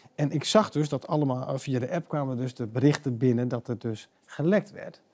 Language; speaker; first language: Dutch; native; Dutch